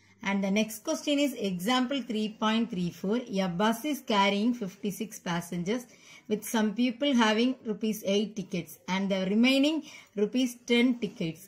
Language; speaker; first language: English; non-native, local second language; Tamil